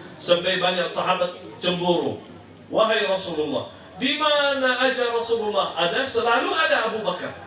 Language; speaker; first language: Malay; non-native, fluent; Arabic